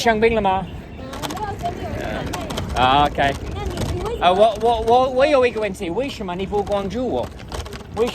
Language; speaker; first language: Chinese; non-native, learner; English